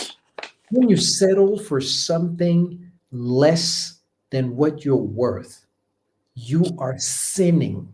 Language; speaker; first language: English; non-native, fluent; French